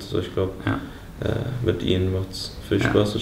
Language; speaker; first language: German; early bilingual, heritage; English